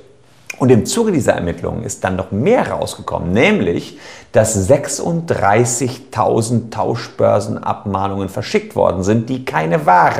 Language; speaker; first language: German; native; German